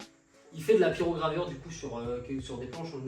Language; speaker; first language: French; native; French